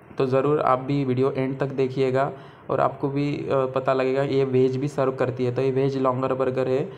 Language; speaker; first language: Hindi; non-native, local second language; Marathi